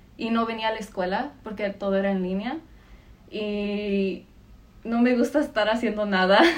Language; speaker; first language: Spanish; early bilingual, heritage; Spanish